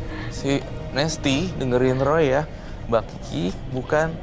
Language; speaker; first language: Indonesian; native; Indonesian